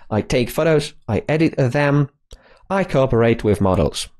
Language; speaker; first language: English; non-native, fluent; Polish